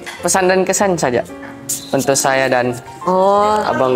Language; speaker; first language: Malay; early bilingual, heritage; Malay